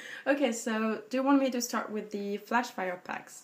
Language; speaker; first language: English; non-native, fluent; French